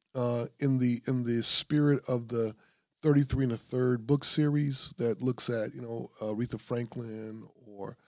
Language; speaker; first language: English; native; English